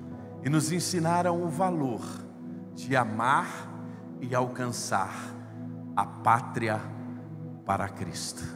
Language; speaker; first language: Portuguese; native; Portuguese